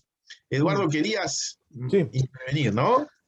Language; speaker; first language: Spanish; native; Spanish